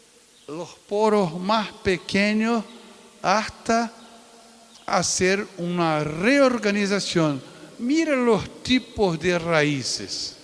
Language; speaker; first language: Spanish; non-native, fluent; Portuguese